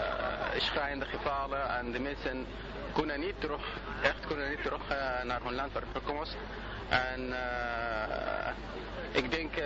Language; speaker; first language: Dutch; non-native, learner; Arabic